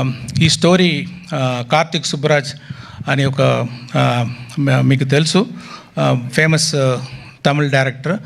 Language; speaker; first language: Telugu; non-native, local second language; Tamil